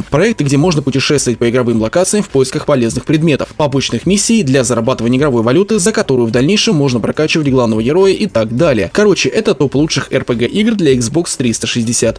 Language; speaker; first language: Russian; native; Russian